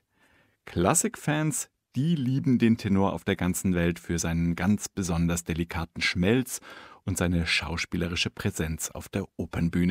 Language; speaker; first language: German; native; German